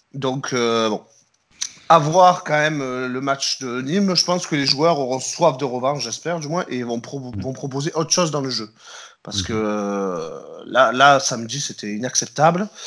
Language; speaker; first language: French; native; French